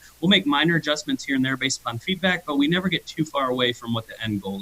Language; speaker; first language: English; native; English